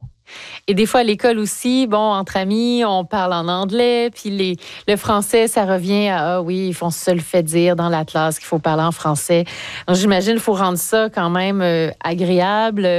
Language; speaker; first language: French; native; French